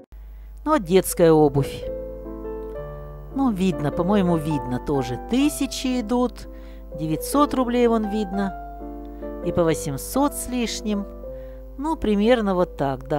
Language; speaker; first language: Russian; native; Russian